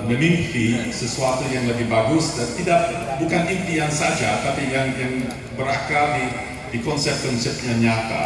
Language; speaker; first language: Indonesian; non-native, fluent; English